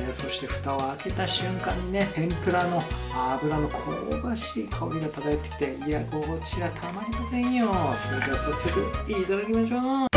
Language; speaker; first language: Japanese; native; Japanese